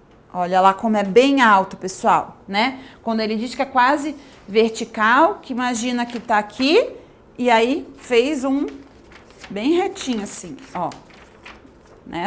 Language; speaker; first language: Portuguese; native; Portuguese